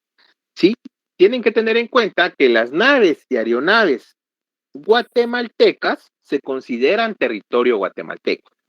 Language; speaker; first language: Spanish; native; Spanish